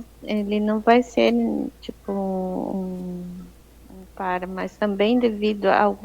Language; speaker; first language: Portuguese; native; Portuguese